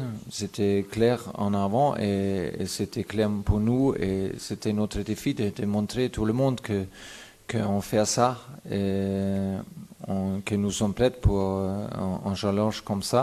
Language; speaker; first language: French; non-native, fluent; German